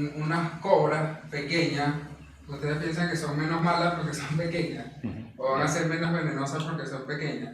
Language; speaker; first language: Spanish; native; Spanish